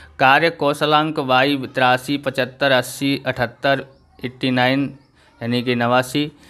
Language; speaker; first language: Hindi; non-native, local second language; Gujarati